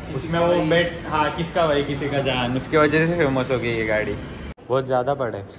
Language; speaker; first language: Hindi; non-native, local second language; Marathi